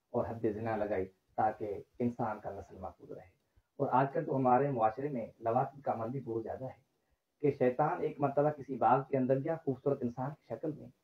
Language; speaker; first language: Urdu; non-native, local second language; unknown